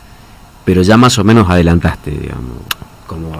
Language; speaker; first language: Spanish; native; Spanish